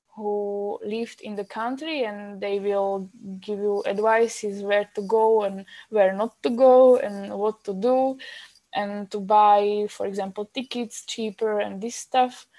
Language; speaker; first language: English; non-native, fluent; Slovak